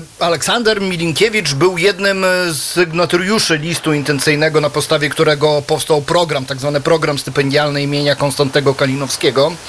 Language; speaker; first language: Polish; native; Polish